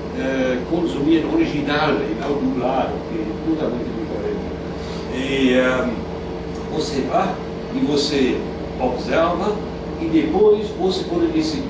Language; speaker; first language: Portuguese; non-native, fluent; German